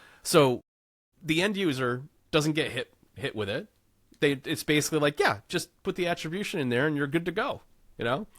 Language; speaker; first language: English; native; English